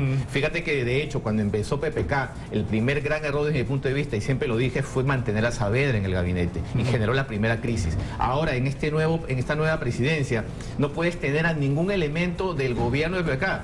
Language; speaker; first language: Spanish; native; Spanish